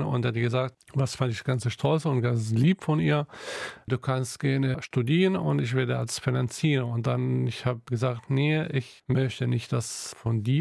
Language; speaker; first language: German; non-native, local second language; Arabic